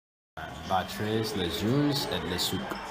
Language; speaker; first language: French; non-native, learner; English